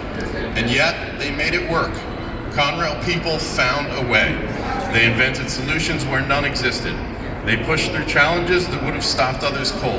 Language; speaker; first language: English; native; English